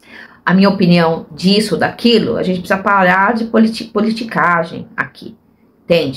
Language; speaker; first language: Portuguese; native; Portuguese